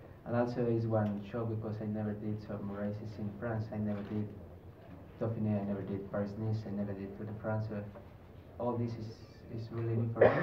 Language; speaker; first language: English; non-native, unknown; Spanish